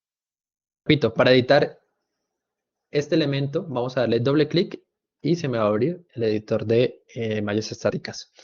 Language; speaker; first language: Spanish; native; Spanish